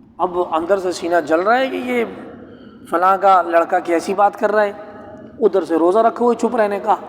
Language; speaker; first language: Urdu; non-native, local second language; Punjabi